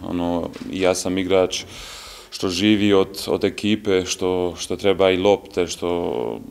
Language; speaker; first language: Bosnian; early bilingual, heritage; Bosnian